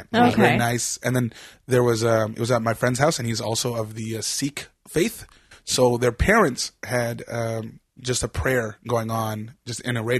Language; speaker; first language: English; native; English